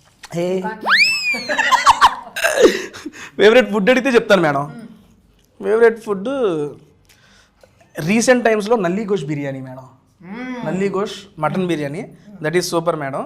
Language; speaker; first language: Telugu; native; Telugu